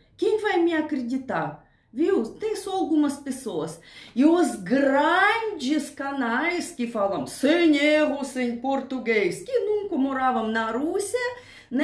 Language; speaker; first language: Portuguese; non-native, learner; Russian